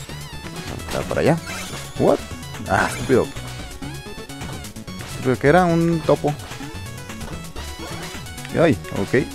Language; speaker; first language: Spanish; native; Spanish